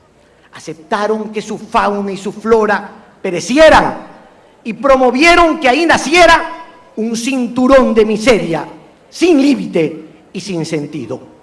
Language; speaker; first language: Spanish; native; Spanish